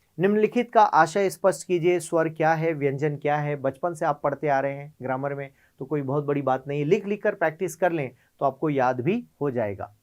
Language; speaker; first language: Hindi; native; Hindi